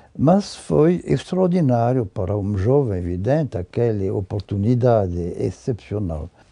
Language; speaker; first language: Portuguese; non-native, fluent; French